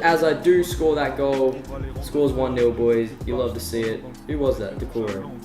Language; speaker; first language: English; native; English